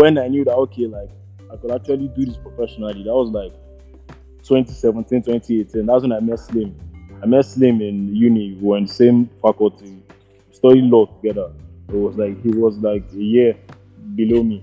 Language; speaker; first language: English; non-native, local second language; Yoruba